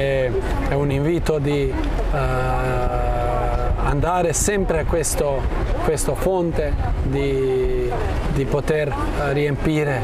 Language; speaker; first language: Italian; non-native, fluent; Croatian